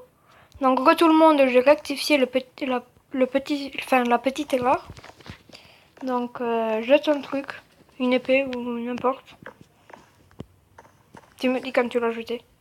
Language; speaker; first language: French; native; French